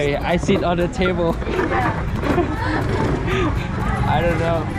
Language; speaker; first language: English; non-native, fluent; Thai